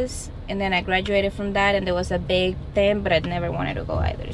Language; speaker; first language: English; non-native, fluent; Spanish